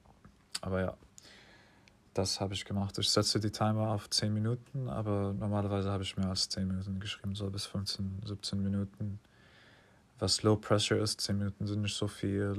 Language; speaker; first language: German; non-native, fluent; English